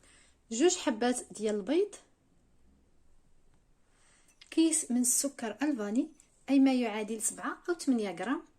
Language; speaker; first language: Arabic; native; Arabic